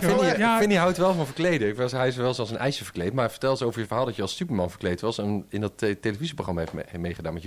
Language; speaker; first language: Dutch; native; Dutch